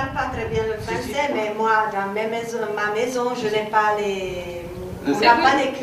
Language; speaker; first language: French; non-native, learner; Italian